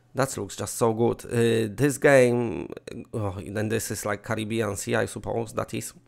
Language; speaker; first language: English; non-native, fluent; Polish